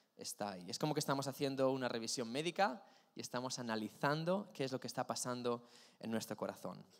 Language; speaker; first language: Spanish; native; Spanish